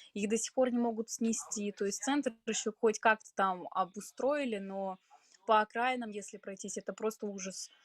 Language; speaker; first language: Russian; native; Russian